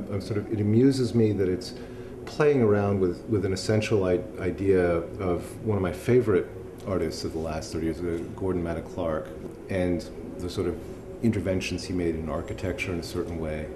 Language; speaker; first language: English; native; English